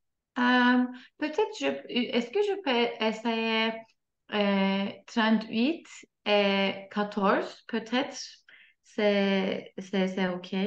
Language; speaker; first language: French; non-native, learner; Turkish